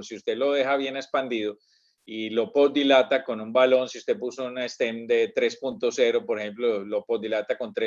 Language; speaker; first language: Spanish; native; Spanish